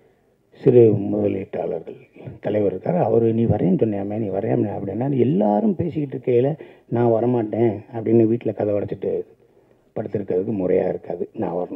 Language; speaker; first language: Tamil; native; Tamil